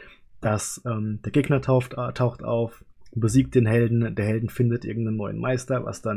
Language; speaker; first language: German; native; German